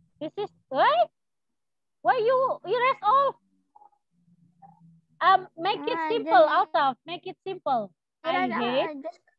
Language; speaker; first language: English; non-native, learner; Indonesian